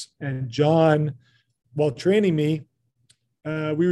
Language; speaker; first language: English; native; English